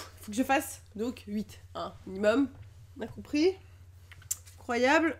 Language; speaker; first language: French; native; French